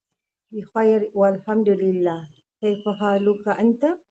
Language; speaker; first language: Malay; native; Malay